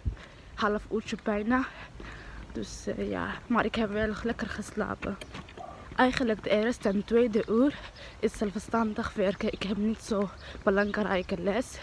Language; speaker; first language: Dutch; non-native, learner; Somali